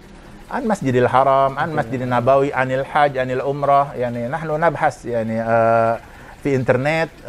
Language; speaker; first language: Arabic; non-native, fluent; Indonesian